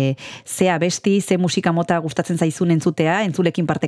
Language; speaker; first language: Basque; native; Basque